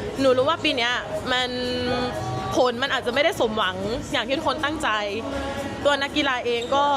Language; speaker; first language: Thai; native; Thai